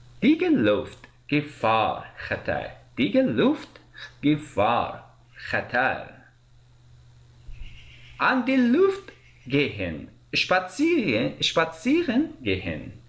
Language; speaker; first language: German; non-native, fluent; Persian